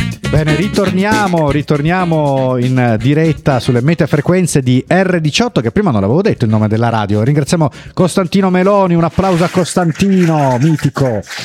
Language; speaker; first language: Italian; native; Italian